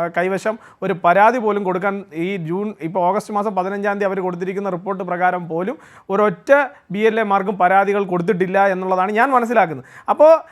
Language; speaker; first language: Malayalam; native; Malayalam